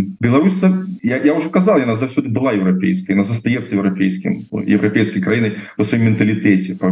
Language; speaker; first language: Belarusian; non-native, local second language; Russian